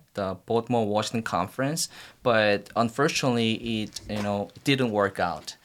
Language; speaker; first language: English; non-native, fluent; Korean